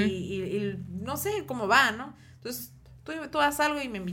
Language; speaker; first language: Spanish; native; Spanish